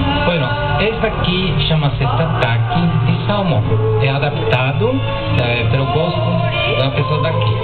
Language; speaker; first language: Portuguese; non-native, fluent; Japanese